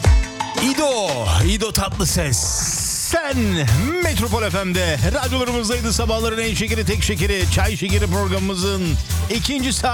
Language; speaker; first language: Turkish; native; Turkish